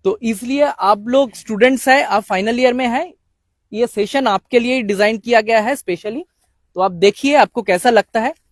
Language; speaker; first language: Hindi; non-native, local second language; Bangla